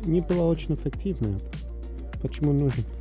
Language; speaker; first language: Russian; non-native, learner; English